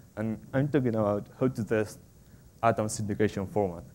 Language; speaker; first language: English; non-native, fluent; Spanish